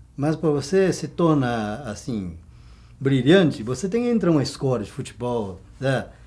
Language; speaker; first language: Portuguese; non-native, fluent; Chinese